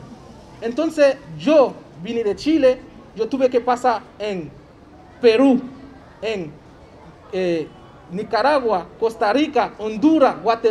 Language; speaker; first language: Spanish; non-native, learner; Haitian Creole